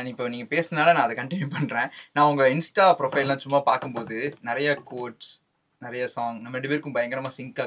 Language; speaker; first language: Tamil; native; Tamil